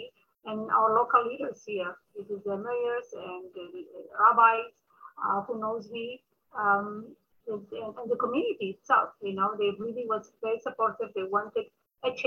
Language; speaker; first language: English; non-native, fluent; Amharic